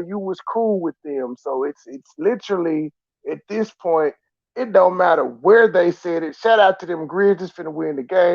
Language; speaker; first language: English; native; English